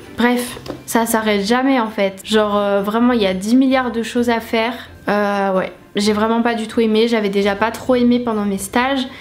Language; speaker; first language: French; native; French